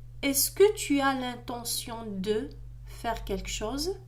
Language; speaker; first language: French; non-native, local second language; Arabic